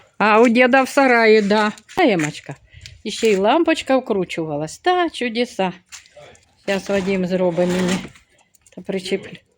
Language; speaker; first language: Ukrainian; native; Ukrainian